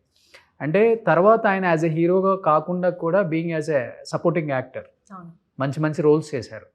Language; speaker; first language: Telugu; native; Telugu